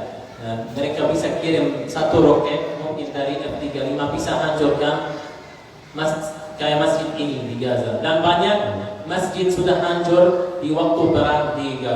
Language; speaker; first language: Indonesian; non-native, learner; Arabic